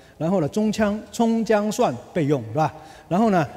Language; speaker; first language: Chinese; early bilingual, other home language; Cantonese